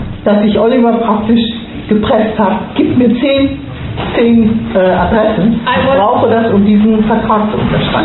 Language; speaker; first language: German; native; German